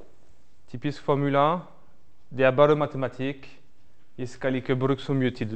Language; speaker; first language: Norwegian; non-native, fluent; French